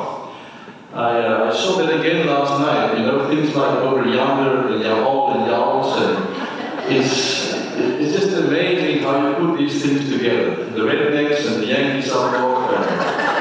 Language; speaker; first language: English; non-native, local second language; Afrikaans